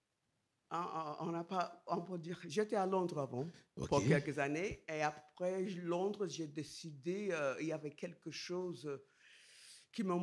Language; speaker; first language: French; non-native, fluent; English